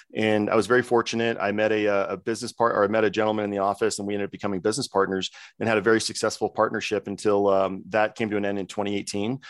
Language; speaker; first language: English; native; English